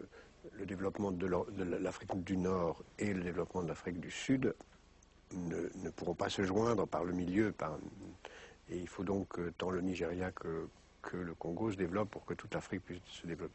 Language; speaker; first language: French; native; French